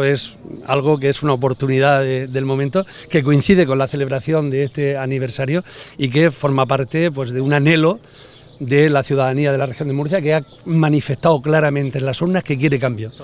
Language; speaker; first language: Spanish; native; Spanish